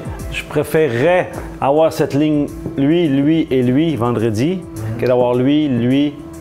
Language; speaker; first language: French; native; French